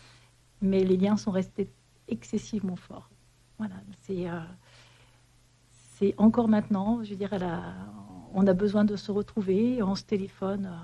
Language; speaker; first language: French; native; French